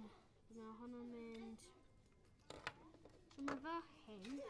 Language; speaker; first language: Welsh; non-native, local second language; English